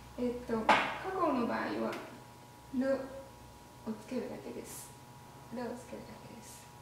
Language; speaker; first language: Japanese; non-native, fluent; Chinese